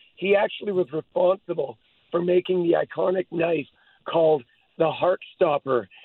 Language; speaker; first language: English; native; English